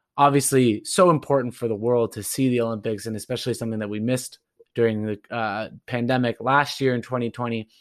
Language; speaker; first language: English; native; English